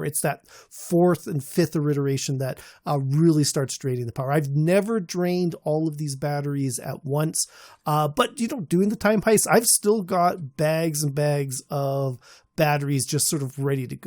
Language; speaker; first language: English; native; English